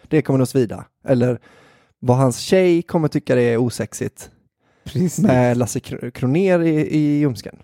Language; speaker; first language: Swedish; native; Swedish